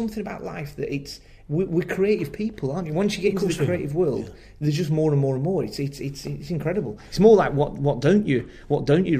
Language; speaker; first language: English; native; English